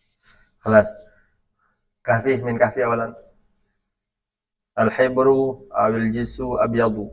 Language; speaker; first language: Arabic; non-native, learner; Indonesian